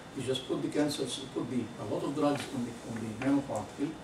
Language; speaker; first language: English; non-native, fluent; Arabic